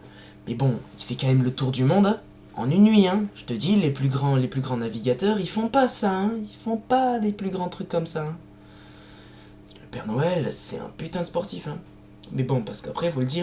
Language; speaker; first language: French; native; French